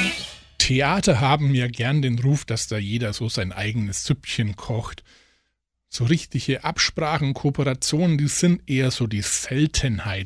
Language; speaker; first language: German; native; German